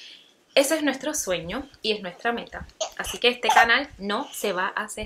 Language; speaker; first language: Spanish; native; Spanish